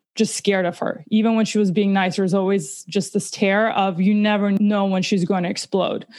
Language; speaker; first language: English; early bilingual, other home language; Russian